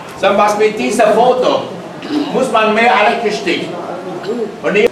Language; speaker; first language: German; non-native, learner; Vietnamese